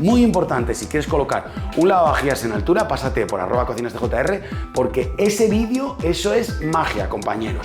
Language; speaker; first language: Spanish; native; Spanish